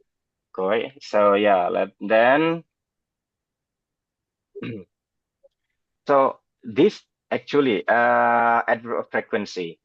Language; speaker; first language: English; non-native, fluent; Indonesian